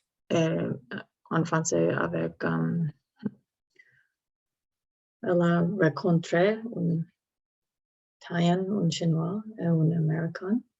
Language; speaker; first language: French; non-native, learner; English